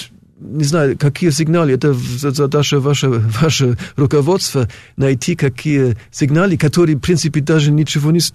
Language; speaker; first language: Russian; non-native, fluent; German